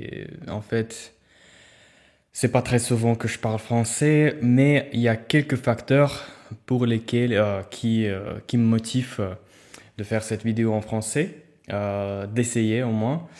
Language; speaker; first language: French; non-native, fluent; Russian